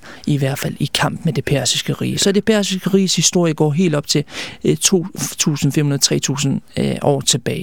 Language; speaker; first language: Danish; early bilingual, other home language; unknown